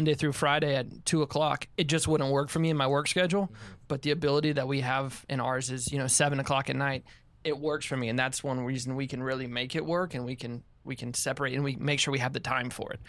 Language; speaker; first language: English; native; English